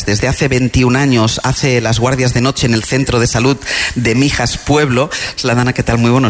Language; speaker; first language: Spanish; native; Spanish